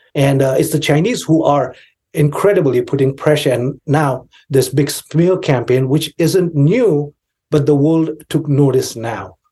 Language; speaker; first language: English; non-native, local second language; Tibetan